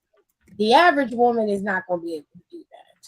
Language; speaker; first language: English; native; English